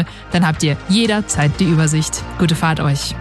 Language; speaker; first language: German; native; German